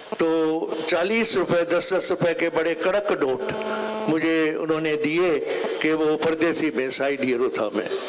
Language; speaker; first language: Urdu; non-native, local second language; Sindhi